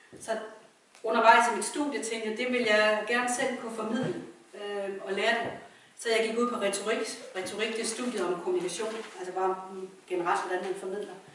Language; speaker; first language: Danish; native; Danish